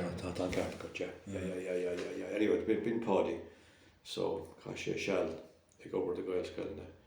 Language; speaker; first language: Irish; non-native, local second language; English